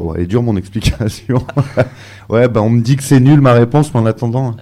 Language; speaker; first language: French; native; French